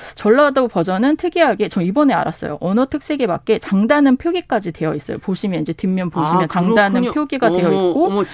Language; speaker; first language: Korean; native; Korean